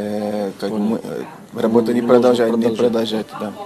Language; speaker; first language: Russian; non-native, learner; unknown